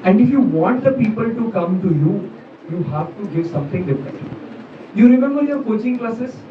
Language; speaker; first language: English; non-native, local second language; Marathi